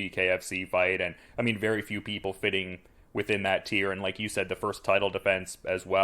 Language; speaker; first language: English; native; English